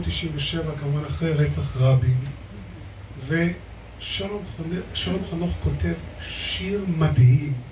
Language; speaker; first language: Hebrew; native; Hebrew